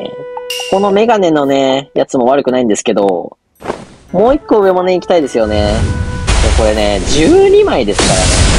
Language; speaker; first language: Japanese; native; Japanese